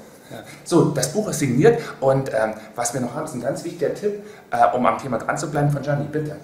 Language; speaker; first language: German; native; German